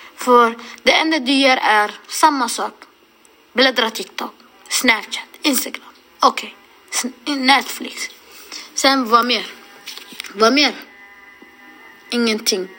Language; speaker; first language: Swedish; non-native, local second language; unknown